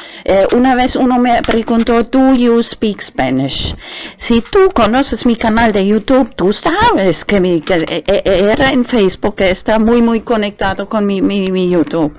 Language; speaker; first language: Spanish; non-native, fluent; German